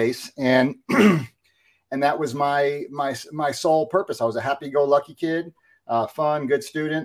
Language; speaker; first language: English; native; English